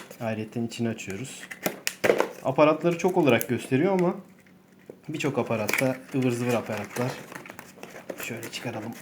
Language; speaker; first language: Turkish; native; Turkish